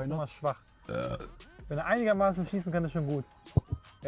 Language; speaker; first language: German; native; German